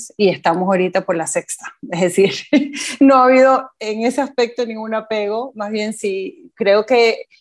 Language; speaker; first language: Spanish; native; Spanish